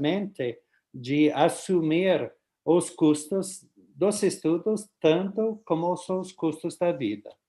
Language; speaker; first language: Portuguese; non-native, fluent; English